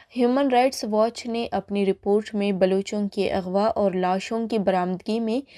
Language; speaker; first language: Urdu; non-native, local second language; Baluchi